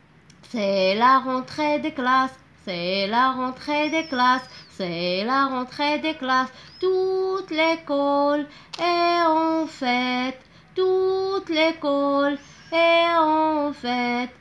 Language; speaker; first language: French; non-native, local second language; Arabic